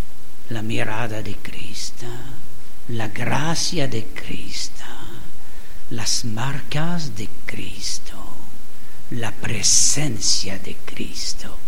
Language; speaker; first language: Spanish; non-native, learner; French